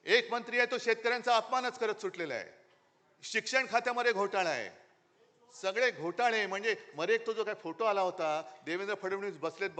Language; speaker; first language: Marathi; native; Marathi